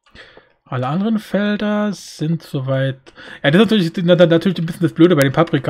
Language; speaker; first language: German; native; German